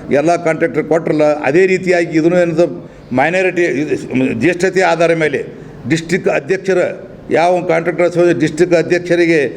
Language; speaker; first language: Kannada; native; Kannada